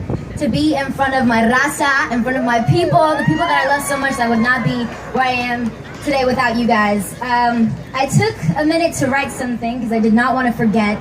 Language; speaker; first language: English; native; English